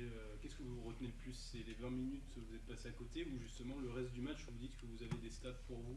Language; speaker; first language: French; native; French